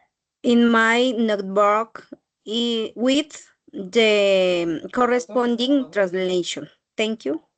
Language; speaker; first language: English; non-native, learner; Spanish